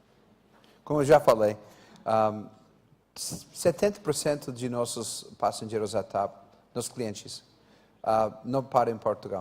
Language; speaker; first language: Portuguese; non-native, fluent; English